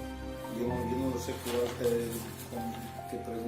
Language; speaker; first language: Spanish; non-native, fluent; Polish